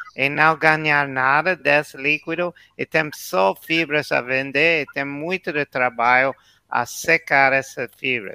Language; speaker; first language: Portuguese; non-native, learner; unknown